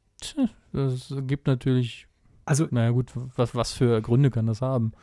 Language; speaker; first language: German; native; German